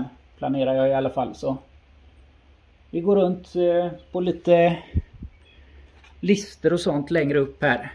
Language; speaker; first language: Swedish; native; Swedish